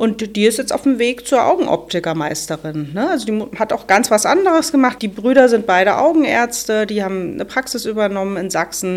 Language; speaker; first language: German; native; German